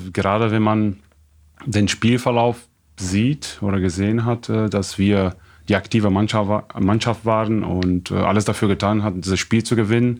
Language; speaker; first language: German; non-native, fluent; Portuguese